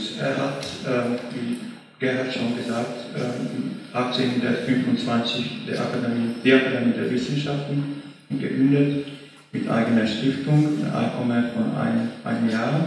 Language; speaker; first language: German; non-native, fluent; Hungarian